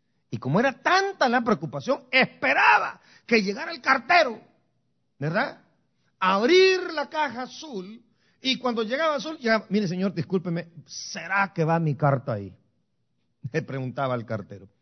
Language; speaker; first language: Spanish; native; Spanish